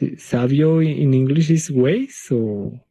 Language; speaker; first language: English; non-native, learner; Spanish